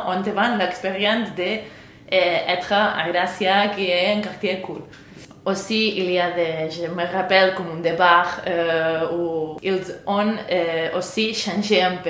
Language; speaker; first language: French; non-native, fluent; Spanish